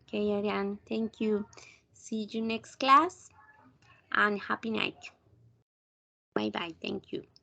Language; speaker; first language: English; non-native, fluent; Spanish